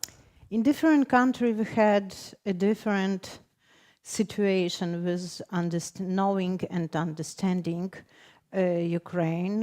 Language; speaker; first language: English; non-native, fluent; Ukrainian